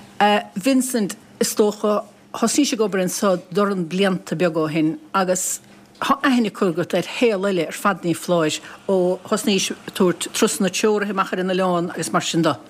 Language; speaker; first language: Irish; native; Irish